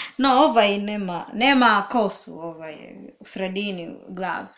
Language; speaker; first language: Serbian; non-native, learner; Swahili